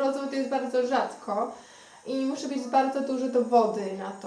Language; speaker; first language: Polish; non-native, learner; Xhosa